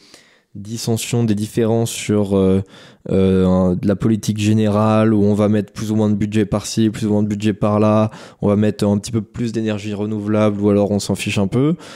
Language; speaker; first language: French; native; French